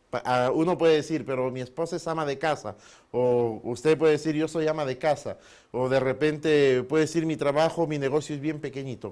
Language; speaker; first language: Spanish; native; Spanish